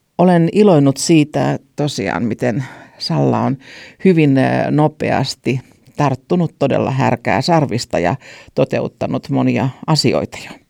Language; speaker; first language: Finnish; native; Finnish